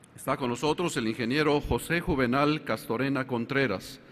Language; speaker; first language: Spanish; native; Spanish